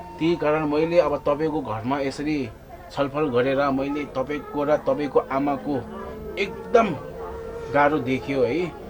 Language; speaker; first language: Nepali; non-native, local second language; Tibetan